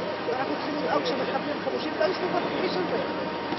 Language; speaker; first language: Hebrew; native; Hebrew